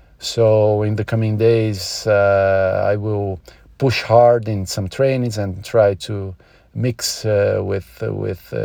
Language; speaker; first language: English; non-native, learner; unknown